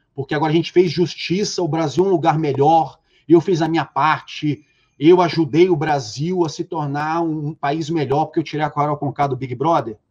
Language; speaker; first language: Portuguese; native; Portuguese